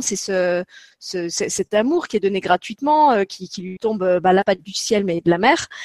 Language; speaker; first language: French; native; French